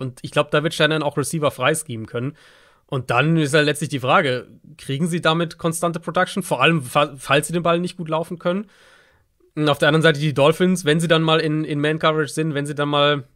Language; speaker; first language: German; native; German